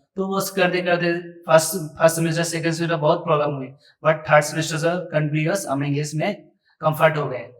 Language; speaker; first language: Hindi; native; Hindi